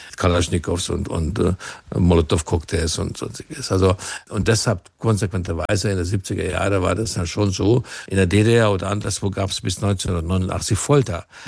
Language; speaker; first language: German; non-native, fluent; Hungarian